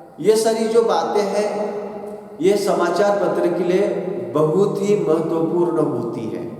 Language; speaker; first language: Hindi; non-native, local second language; Marathi